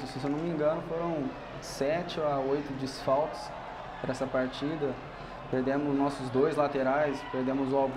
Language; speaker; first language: Portuguese; native; Portuguese